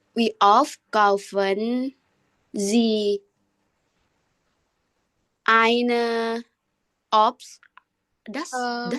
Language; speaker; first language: German; non-native, learner; Indonesian